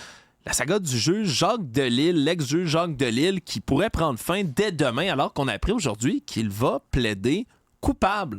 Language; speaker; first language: French; native; French